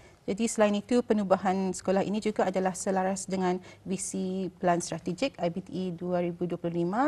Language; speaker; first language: Malay; native; Malay